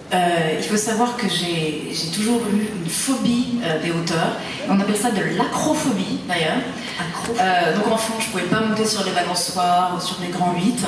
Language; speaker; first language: French; native; French